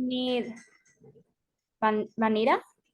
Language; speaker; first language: English; non-native, learner; Spanish